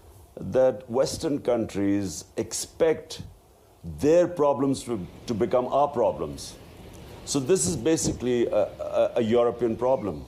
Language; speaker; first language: English; non-native, local second language; Urdu